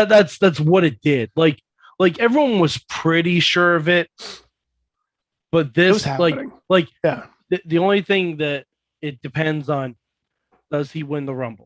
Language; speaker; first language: English; native; English